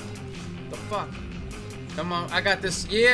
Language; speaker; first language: English; native; English